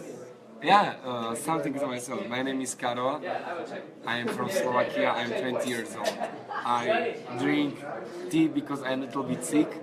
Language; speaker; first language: English; non-native, learner; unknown